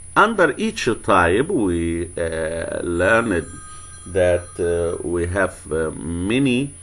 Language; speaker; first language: English; non-native, fluent; Arabic